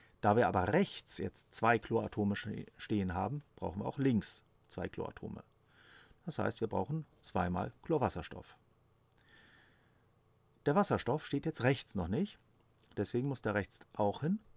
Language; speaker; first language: German; native; German